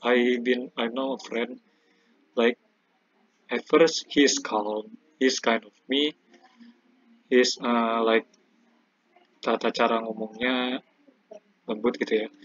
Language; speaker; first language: English; non-native, learner; Indonesian